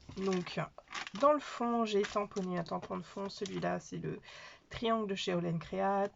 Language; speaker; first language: French; native; French